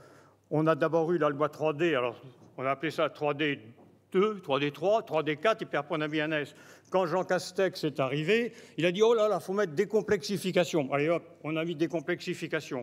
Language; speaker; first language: French; native; French